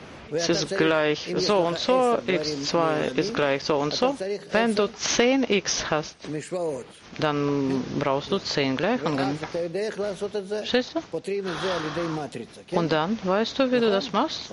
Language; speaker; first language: German; non-native, fluent; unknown